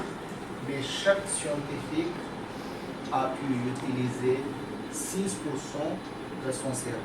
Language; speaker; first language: French; non-native, learner; Hindi